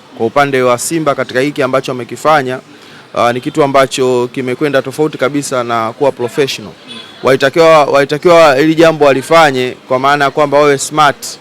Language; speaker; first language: Swahili; native; Swahili